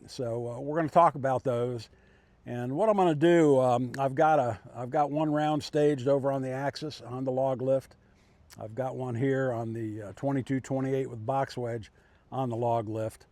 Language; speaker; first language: English; native; English